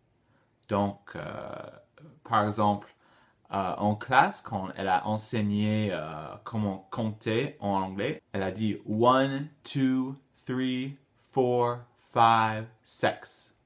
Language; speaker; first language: French; non-native, fluent; English